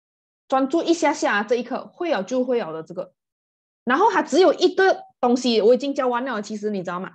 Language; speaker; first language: Chinese; native; Chinese